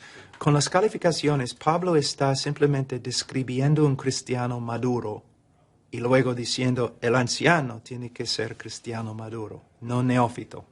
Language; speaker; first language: Spanish; non-native, fluent; English